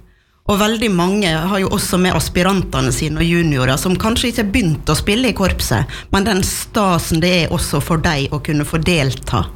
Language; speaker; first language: Norwegian; native; Norwegian